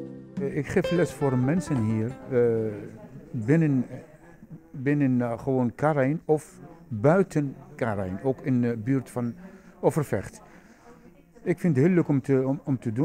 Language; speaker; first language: Dutch; non-native, fluent; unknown